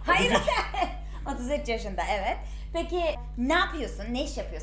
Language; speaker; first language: Turkish; native; Turkish